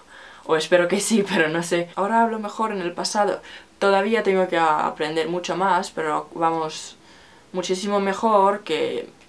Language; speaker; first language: Spanish; non-native, learner; Finnish